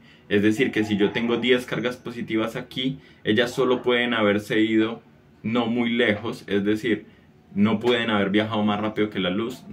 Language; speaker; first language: Spanish; native; Spanish